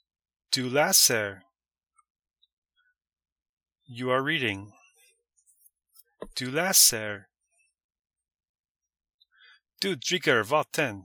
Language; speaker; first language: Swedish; non-native, learner; English